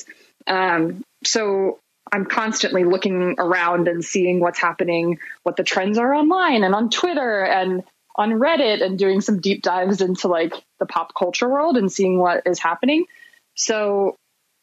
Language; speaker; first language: English; native; English